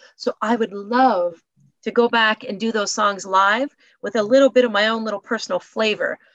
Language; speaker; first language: English; native; English